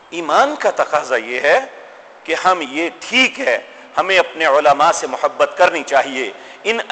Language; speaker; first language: Urdu; non-native, local second language; Punjabi